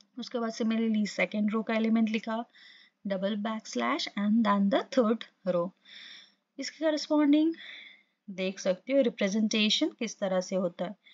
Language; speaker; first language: Hindi; non-native, local second language; Assamese